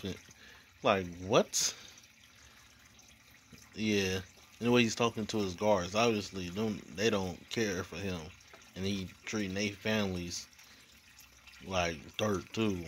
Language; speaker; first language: English; native; English